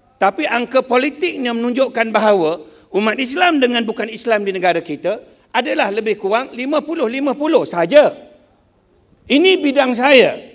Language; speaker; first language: Malay; non-native, local second language; Chinese